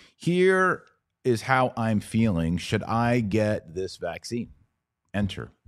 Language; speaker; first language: English; native; English